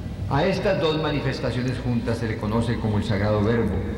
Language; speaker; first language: Spanish; native; Spanish